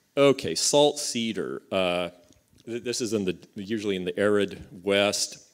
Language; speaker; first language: English; native; English